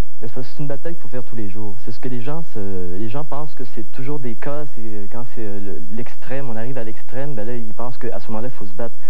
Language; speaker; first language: French; early bilingual, other home language; Haitian Creole